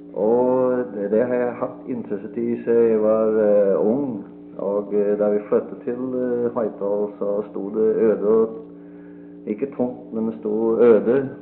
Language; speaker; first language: Norwegian; early bilingual, heritage; Norwegian